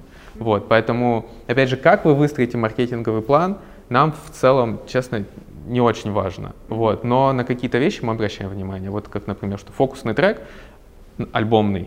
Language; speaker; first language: Russian; native; Russian